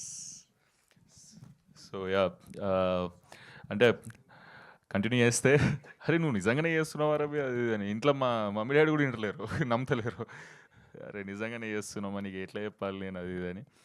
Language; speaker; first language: Telugu; native; Telugu